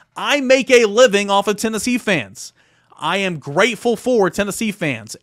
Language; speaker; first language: English; native; English